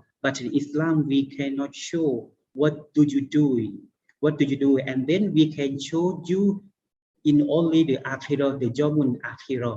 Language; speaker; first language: English; non-native, learner; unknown